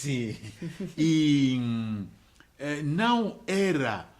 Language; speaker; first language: Portuguese; non-native, fluent; French